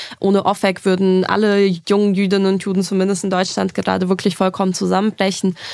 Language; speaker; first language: German; early bilingual, other home language; Russian